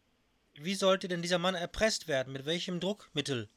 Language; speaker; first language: German; native; German